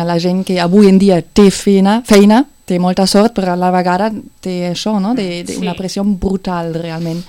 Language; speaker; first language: Catalan; non-native, fluent; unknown